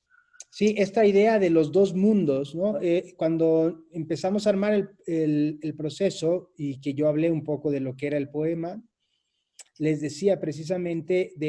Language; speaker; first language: Spanish; native; Spanish